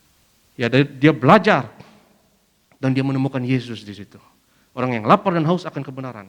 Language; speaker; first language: Indonesian; native; Indonesian